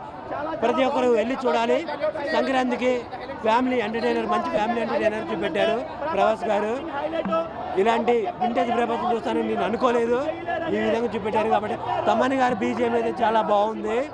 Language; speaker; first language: Telugu; native; Telugu